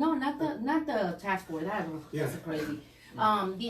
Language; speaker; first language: English; native; English